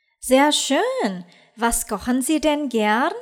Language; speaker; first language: German; non-native, fluent; Indonesian